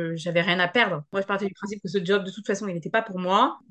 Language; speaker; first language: French; native; French